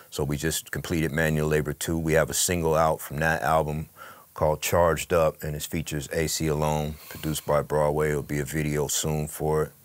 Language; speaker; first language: English; native; English